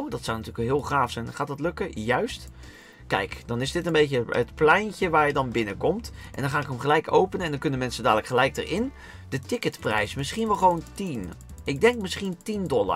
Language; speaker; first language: Dutch; native; Dutch